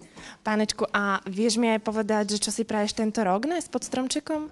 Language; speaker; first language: Slovak; native; Slovak